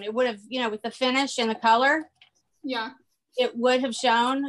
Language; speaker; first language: English; native; English